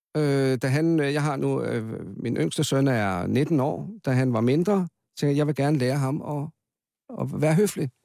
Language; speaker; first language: Danish; native; Danish